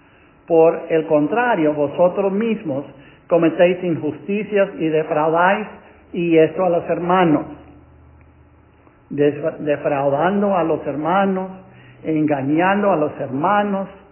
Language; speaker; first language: Spanish; non-native, fluent; English